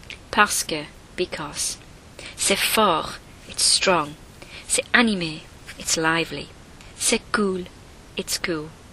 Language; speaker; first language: English; native; English